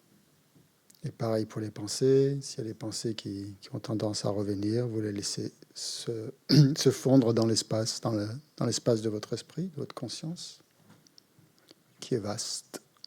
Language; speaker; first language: French; native; French